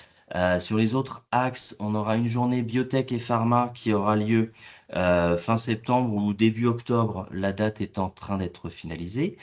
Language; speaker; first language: French; native; French